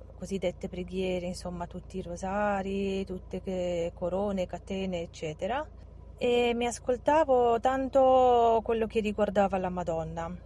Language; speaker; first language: Italian; non-native, fluent; Romanian